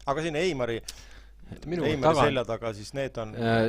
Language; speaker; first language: Estonian; native; Estonian